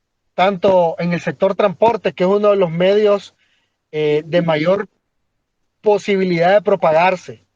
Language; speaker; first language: Spanish; native; Spanish